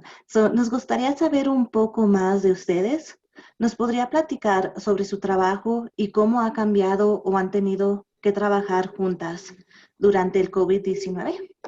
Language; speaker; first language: Spanish; early bilingual, other home language; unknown